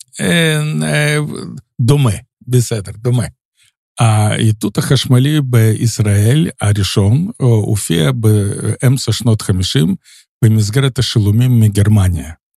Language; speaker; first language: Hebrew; non-native, fluent; Russian